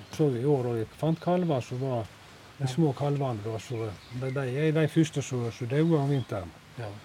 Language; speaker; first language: Norwegian; native; Norwegian